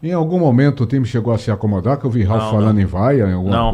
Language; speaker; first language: Portuguese; native; Portuguese